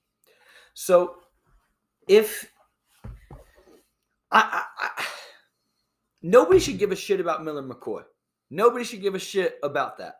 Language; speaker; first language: English; native; English